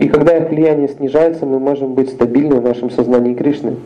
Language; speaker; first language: Russian; native; Russian